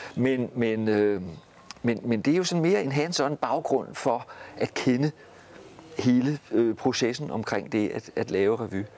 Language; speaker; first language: Danish; native; Danish